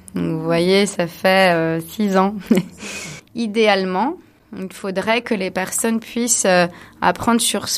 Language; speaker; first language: French; native; French